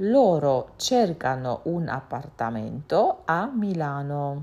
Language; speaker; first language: Italian; non-native, fluent; Georgian